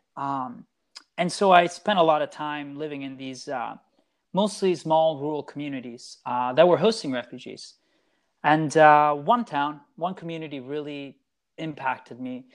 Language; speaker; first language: English; early bilingual, other home language; Italian